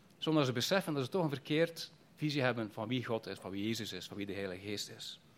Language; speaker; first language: Dutch; native; Dutch